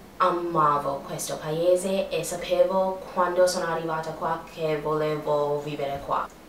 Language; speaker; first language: Italian; non-native, learner; English